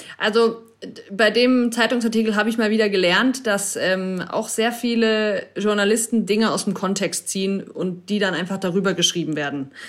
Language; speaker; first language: German; native; German